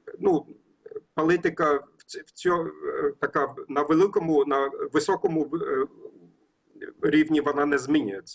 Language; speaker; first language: Ukrainian; non-native, learner; German